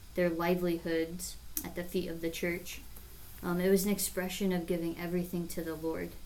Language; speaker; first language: English; native; English